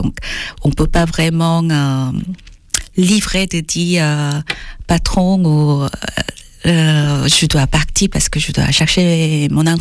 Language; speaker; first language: French; non-native, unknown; Korean